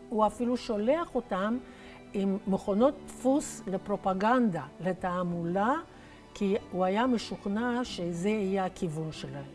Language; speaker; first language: Hebrew; early bilingual, other home language; Romanian